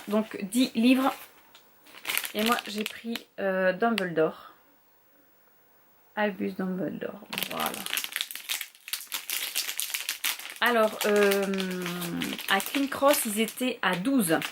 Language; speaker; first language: French; native; French